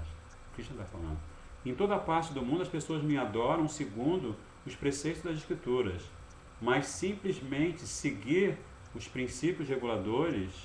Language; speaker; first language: Portuguese; native; Portuguese